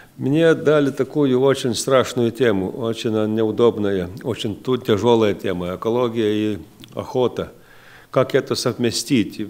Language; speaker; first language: Russian; non-native, local second language; Lithuanian